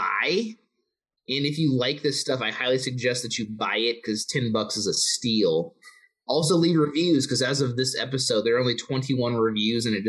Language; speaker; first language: English; native; English